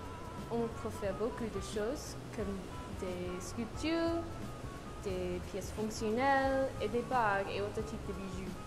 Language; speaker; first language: French; non-native, learner; English